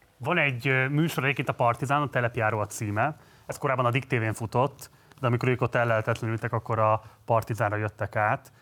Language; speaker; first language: Hungarian; native; Hungarian